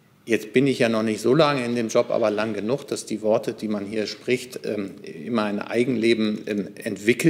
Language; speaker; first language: German; native; German